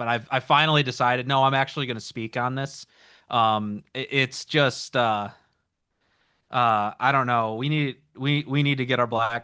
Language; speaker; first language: English; native; English